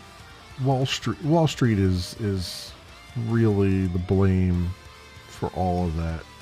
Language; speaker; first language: English; native; English